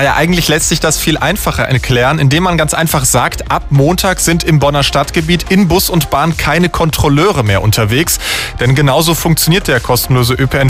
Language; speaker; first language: German; native; German